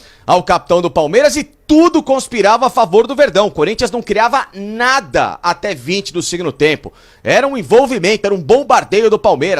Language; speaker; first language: Portuguese; native; Portuguese